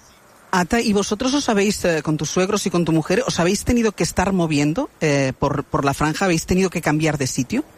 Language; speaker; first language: Spanish; native; Spanish